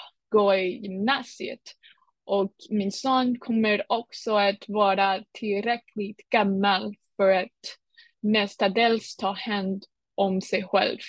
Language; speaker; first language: Swedish; non-native, learner; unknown